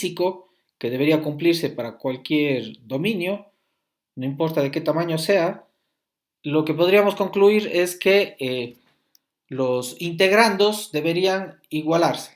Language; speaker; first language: Spanish; native; Spanish